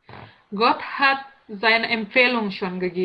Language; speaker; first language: German; non-native, learner; Indonesian